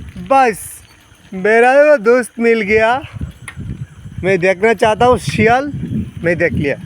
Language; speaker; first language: Hindi; non-native, local second language; Bangla